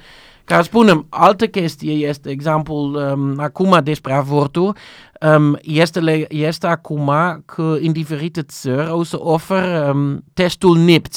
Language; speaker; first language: Romanian; non-native, learner; Dutch